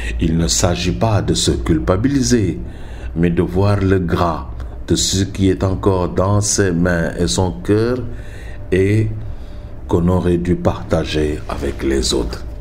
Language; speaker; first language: French; non-native, local second language; Wolof